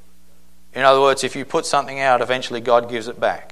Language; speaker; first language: English; native; English